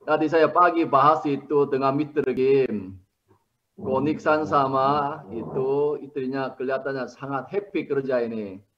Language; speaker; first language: Indonesian; non-native, learner; Korean